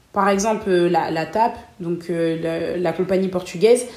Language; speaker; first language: French; native; French